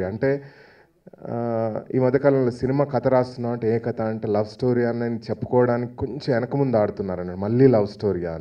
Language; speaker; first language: Telugu; native; Telugu